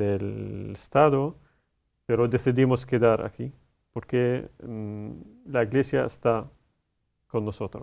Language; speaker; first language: Spanish; non-native, learner; Arabic